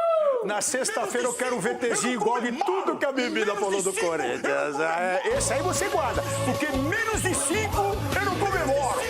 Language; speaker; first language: Portuguese; native; Portuguese